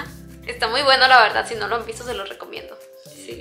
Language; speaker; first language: Spanish; native; Spanish